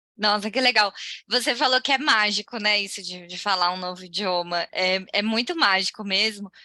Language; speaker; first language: Portuguese; native; Portuguese